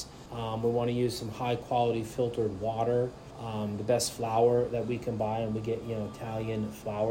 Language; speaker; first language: English; native; English